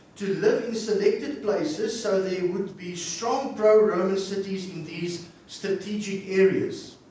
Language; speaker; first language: English; non-native, local second language; Afrikaans